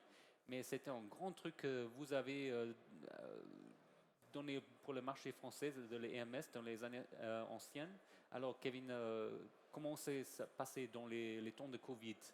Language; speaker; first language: French; non-native, learner; German